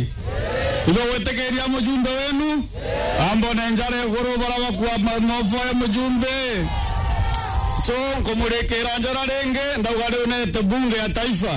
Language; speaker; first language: Swahili; non-native, local second language; Meru